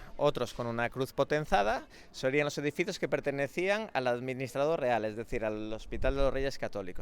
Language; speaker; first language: Spanish; native; Spanish